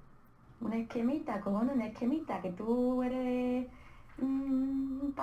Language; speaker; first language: Spanish; native; Spanish